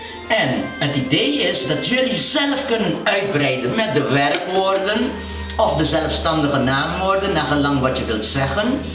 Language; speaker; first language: Dutch; non-native, local second language; Papiamento